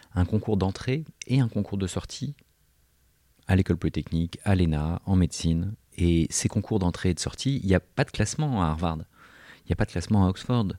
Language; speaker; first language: French; native; French